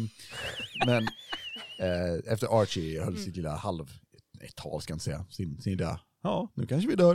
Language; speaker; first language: Swedish; native; Swedish